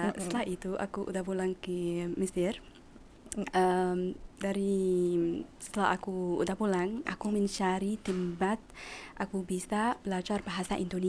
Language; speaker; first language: Indonesian; non-native, learner; Arabic